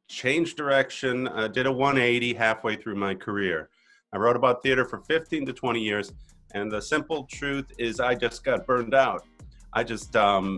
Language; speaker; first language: English; native; English